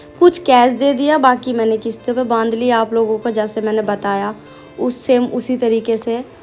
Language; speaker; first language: Hindi; non-native, local second language; Bangla